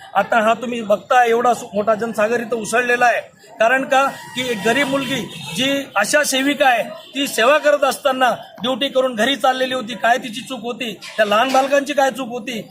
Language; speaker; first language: Marathi; non-native, local second language; Lambadi